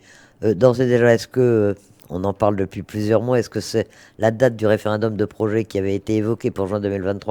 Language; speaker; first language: French; native; French